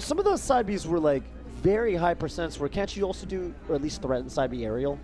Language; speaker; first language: English; native; English